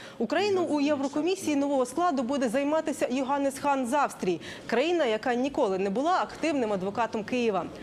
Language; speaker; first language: Ukrainian; native; Ukrainian